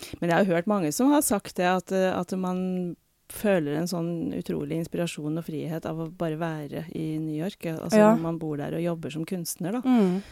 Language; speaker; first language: Norwegian; native; Norwegian